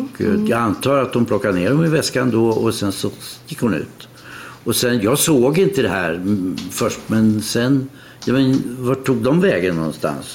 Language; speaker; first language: Swedish; non-native, fluent; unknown